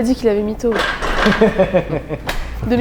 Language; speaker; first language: French; native; French